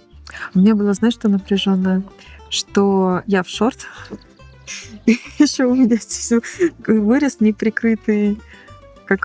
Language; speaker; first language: Russian; native; Russian